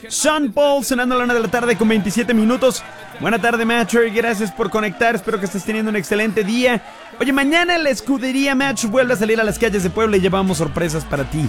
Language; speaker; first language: Spanish; native; Spanish